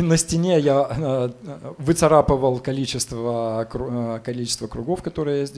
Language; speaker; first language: Russian; native; Russian